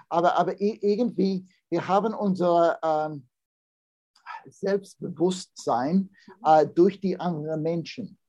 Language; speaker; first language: German; non-native, learner; English